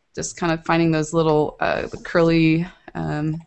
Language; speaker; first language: English; native; English